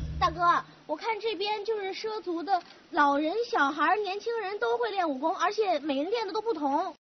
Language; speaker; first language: Chinese; native; Chinese